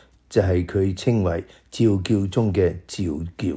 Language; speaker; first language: Chinese; non-native, local second language; Cantonese